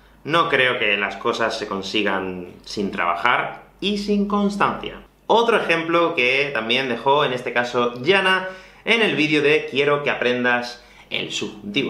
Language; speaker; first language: Spanish; native; Spanish